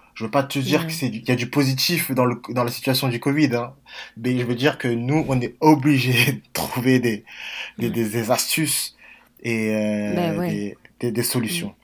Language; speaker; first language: French; native; French